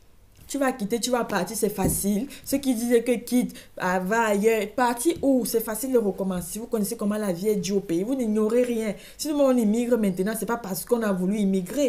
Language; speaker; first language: French; native; French